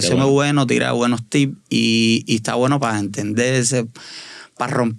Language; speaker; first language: Spanish; native; Spanish